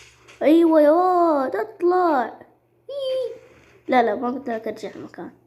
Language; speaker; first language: Arabic; native; Arabic